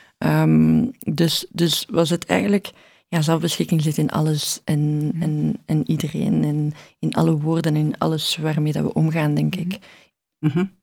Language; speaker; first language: Dutch; early bilingual, other home language; Arabic